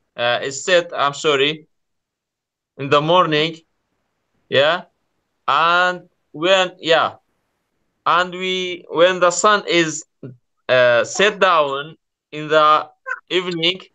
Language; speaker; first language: English; non-native, learner; Kurdish